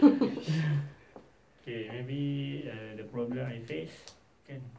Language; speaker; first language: English; non-native, learner; Malay